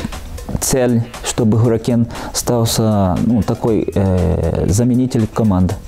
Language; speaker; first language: Russian; non-native, fluent; Portuguese